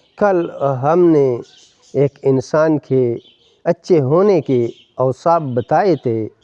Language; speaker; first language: Urdu; non-native, local second language; Pashto